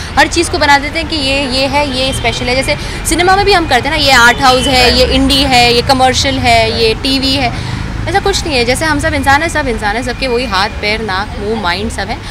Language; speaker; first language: Hindi; native; Hindi